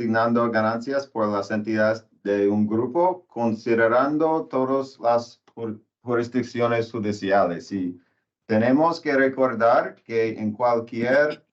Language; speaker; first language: Spanish; non-native, learner; English